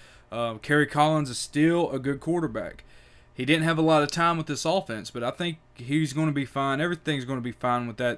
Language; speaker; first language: English; native; English